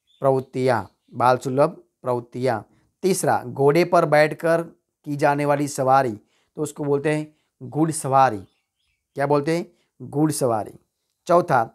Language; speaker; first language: Hindi; non-native, local second language; Gujarati